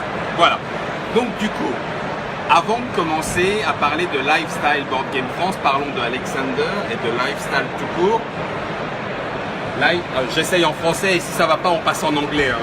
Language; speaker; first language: French; native; French